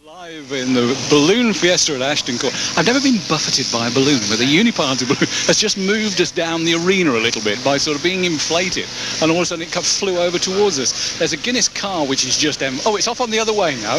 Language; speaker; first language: English; native; English